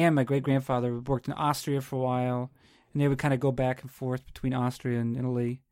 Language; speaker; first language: English; early bilingual, other home language; Italian